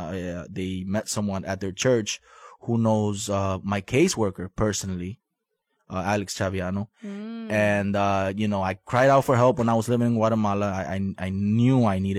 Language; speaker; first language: English; native; English